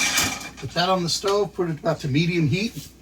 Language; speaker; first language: English; native; English